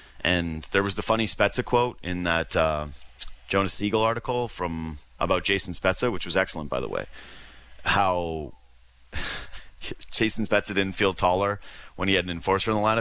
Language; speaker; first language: English; native; English